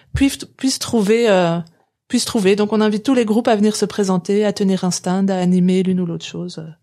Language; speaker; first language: French; native; French